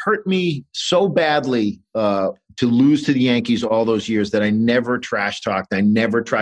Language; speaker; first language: English; native; English